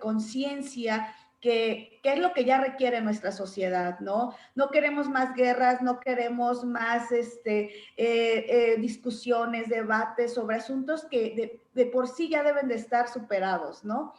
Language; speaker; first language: Spanish; native; Spanish